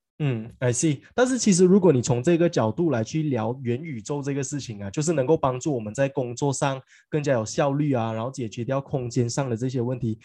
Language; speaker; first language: Chinese; native; Chinese